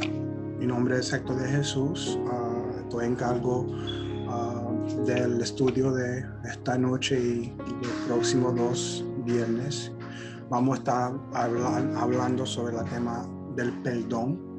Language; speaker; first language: Spanish; early bilingual, heritage; Spanish